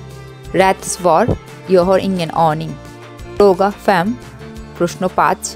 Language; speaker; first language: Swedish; non-native, fluent; Bangla